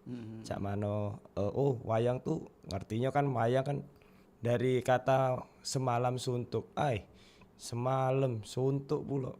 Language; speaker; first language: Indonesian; non-native, local second language; Javanese